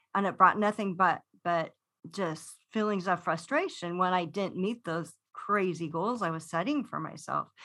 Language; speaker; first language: English; native; English